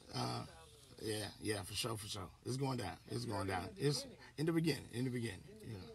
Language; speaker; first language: English; native; English